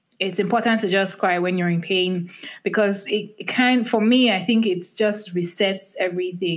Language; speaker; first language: English; non-native, local second language; Igbo